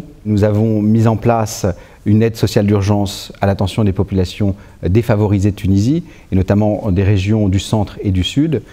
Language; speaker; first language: French; native; French